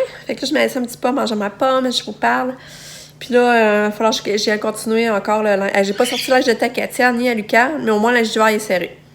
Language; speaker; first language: French; native; French